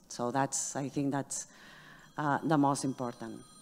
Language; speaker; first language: English; non-native, fluent; Catalan